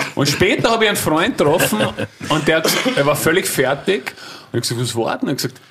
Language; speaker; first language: German; native; German